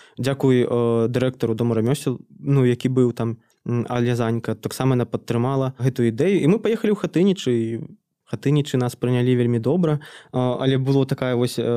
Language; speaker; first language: Belarusian; native; Belarusian